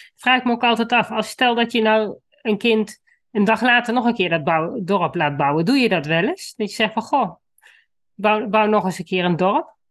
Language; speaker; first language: Dutch; native; Dutch